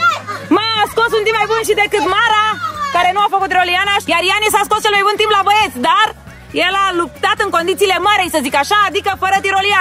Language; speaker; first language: Romanian; native; Romanian